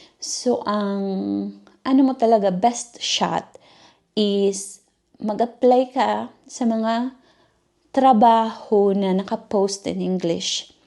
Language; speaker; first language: Filipino; native; Filipino